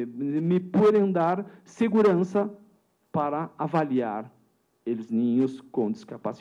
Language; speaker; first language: Spanish; non-native, learner; Portuguese